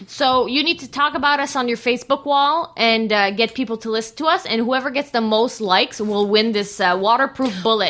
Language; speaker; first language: English; native; English